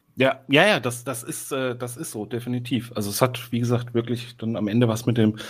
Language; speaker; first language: German; native; German